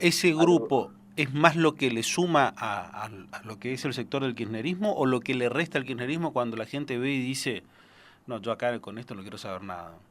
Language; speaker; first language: Spanish; native; Spanish